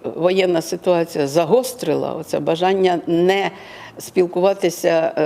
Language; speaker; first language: Ukrainian; non-native, local second language; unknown